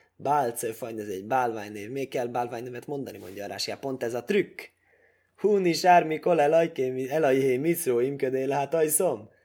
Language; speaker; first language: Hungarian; early bilingual, heritage; Hungarian